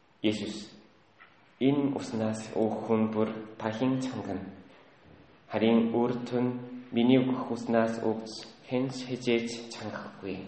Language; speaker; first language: Mongolian; native; Mongolian